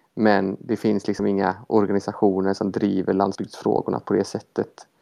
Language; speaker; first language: Swedish; native; Swedish